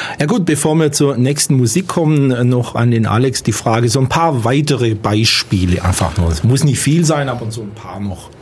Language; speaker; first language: German; native; German